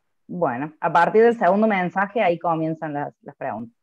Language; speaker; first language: Spanish; native; Spanish